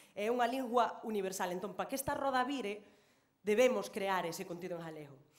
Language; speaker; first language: Galician; native; Galician